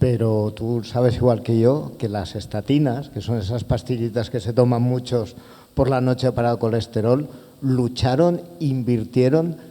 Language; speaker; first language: Spanish; non-native, local second language; Catalan